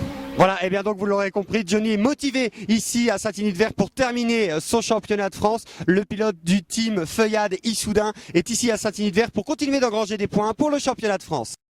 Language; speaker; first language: French; native; French